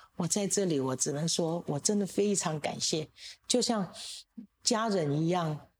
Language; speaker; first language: Chinese; native; Chinese